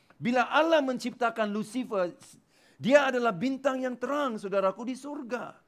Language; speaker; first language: Malay; non-native, local second language; Tamil